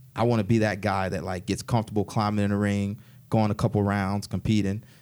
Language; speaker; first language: English; native; English